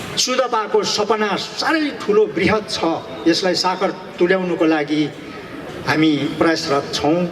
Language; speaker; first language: Nepali; native; Nepali